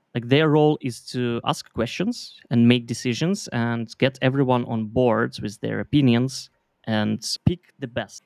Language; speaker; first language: English; non-native, fluent; Belarusian